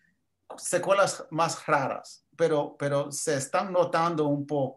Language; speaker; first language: Spanish; early bilingual, heritage; English